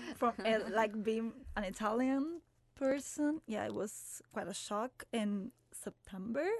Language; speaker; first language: English; non-native, fluent; Italian